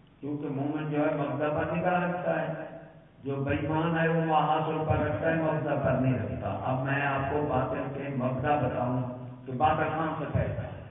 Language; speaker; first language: Urdu; non-native, local second language; Punjabi